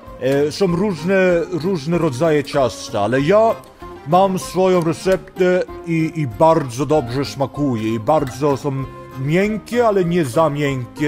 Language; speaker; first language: Polish; early bilingual, heritage; Polish